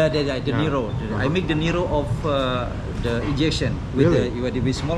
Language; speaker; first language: English; non-native, learner; Indonesian